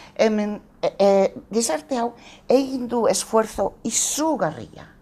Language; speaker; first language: Basque; non-native, local second language; Spanish